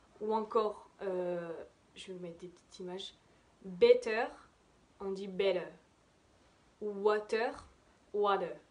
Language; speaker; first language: French; native; French